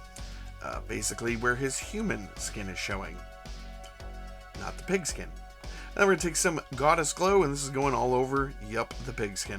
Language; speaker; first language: English; native; English